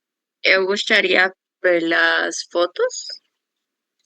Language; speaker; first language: Portuguese; non-native, learner; Spanish